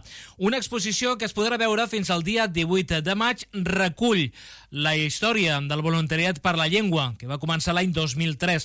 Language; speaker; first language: Catalan; native; Catalan